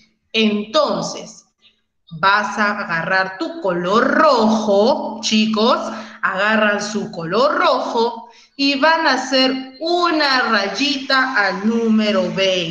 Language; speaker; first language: Spanish; native; Spanish